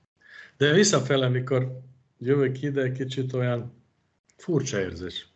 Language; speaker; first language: Hungarian; non-native, fluent; Serbian